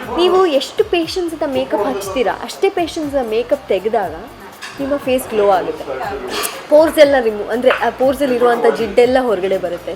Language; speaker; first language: Kannada; non-native, local second language; Kodava